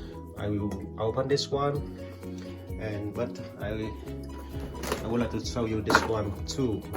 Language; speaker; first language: English; non-native, learner; Vietnamese